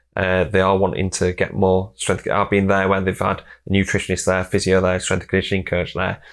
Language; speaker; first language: English; native; English